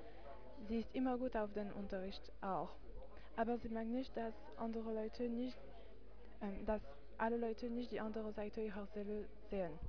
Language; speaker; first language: German; non-native, learner; French